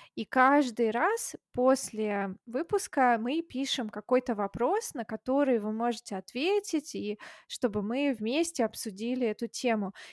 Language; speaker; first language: Russian; native; Russian